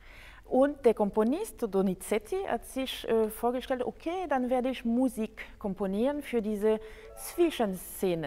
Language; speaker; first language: German; non-native, fluent; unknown